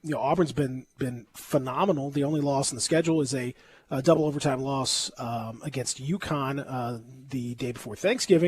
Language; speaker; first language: English; native; English